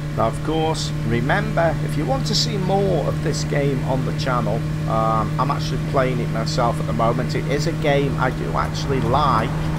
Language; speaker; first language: English; native; English